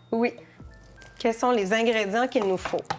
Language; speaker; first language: French; native; French